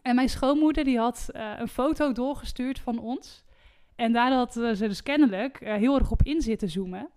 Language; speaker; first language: Dutch; native; Dutch